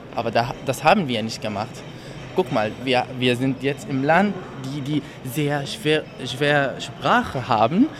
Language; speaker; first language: German; non-native, learner; Arabic